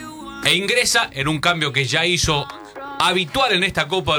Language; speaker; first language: Spanish; native; Spanish